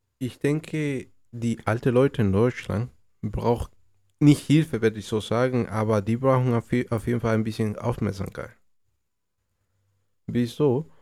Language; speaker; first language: German; non-native, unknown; Spanish